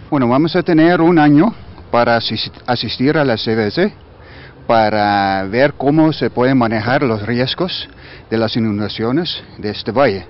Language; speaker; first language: Spanish; non-native, fluent; Dutch